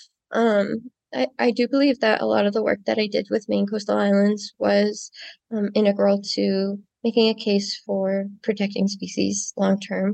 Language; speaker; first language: English; native; English